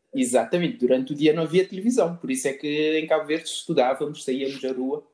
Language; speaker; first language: Portuguese; non-native, local second language; Kabuverdianu